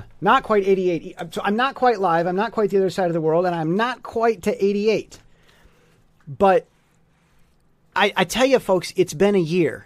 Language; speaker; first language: English; native; English